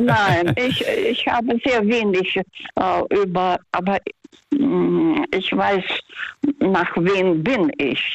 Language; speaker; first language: German; non-native, fluent; Russian